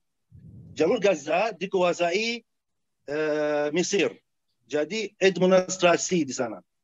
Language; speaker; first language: Indonesian; non-native, fluent; Arabic